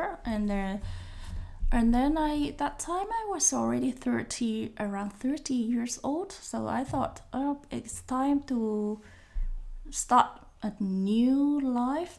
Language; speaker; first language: English; non-native, local second language; Cantonese